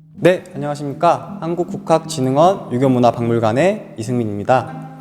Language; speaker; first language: Korean; native; Korean